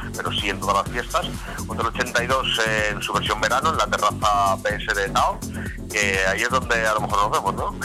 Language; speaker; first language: Spanish; native; Spanish